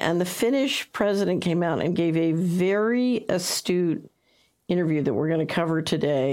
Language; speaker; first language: English; native; English